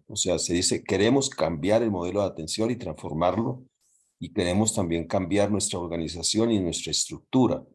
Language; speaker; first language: Spanish; native; Spanish